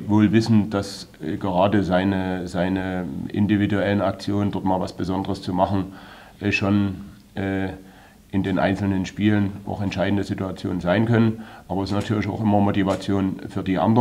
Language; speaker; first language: German; native; German